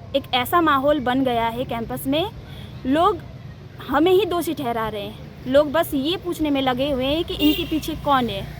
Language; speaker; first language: Hindi; native; Hindi